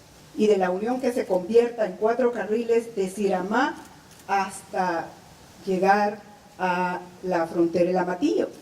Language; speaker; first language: Spanish; native; Spanish